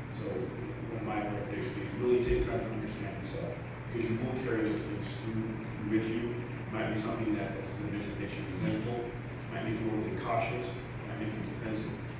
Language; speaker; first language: English; native; English